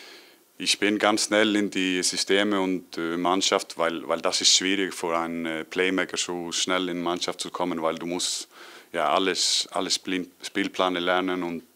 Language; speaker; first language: German; non-native, learner; Icelandic